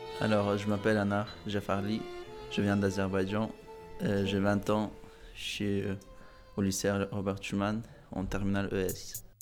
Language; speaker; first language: French; non-native, fluent; Azerbaijani